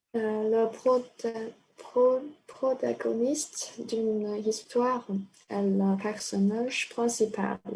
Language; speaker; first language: French; non-native, fluent; Chinese